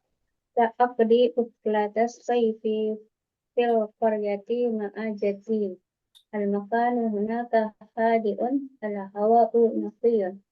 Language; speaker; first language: Arabic; non-native, learner; Indonesian